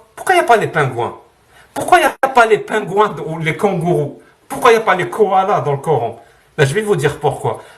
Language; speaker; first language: French; non-native, local second language; Arabic